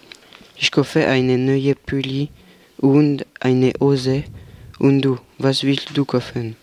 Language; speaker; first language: German; non-native, learner; French